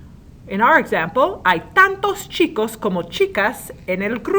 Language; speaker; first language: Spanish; non-native, learner; English